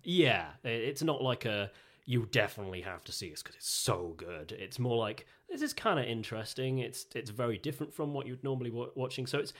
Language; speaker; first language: English; native; English